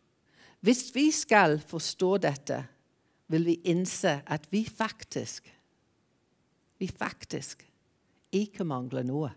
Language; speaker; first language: Norwegian; non-native, fluent; English